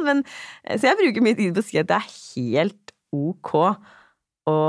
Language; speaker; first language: Norwegian; native; Norwegian